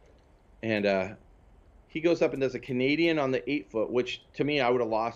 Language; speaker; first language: English; native; English